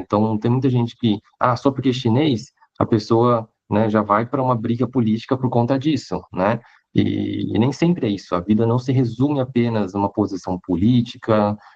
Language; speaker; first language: Portuguese; early bilingual, other home language; Chinese